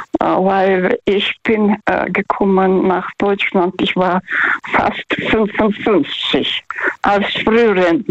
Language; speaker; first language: German; non-native, fluent; Russian